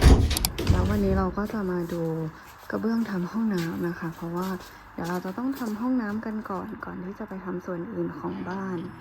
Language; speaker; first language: Thai; native; Thai